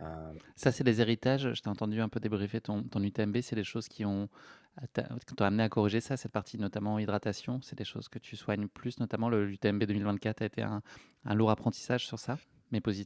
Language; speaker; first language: French; native; French